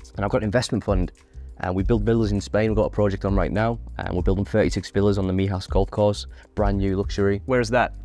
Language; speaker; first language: English; native; English